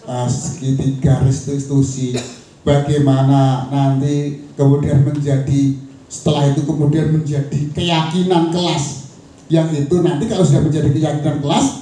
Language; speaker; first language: Indonesian; native; Indonesian